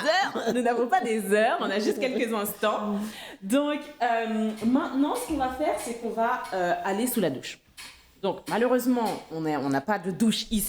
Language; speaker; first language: French; non-native, local second language; Haitian Creole